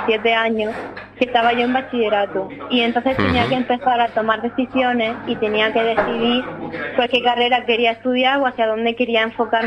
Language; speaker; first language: Spanish; native; Spanish